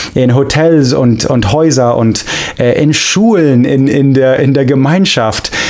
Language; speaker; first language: German; non-native, fluent; English